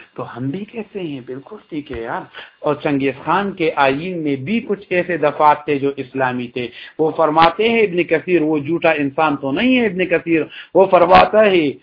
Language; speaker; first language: Urdu; non-native, local second language; Pashto